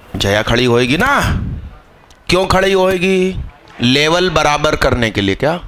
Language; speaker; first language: Hindi; non-native, local second language; Gujarati